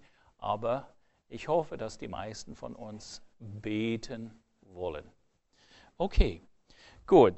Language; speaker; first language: German; non-native, fluent; English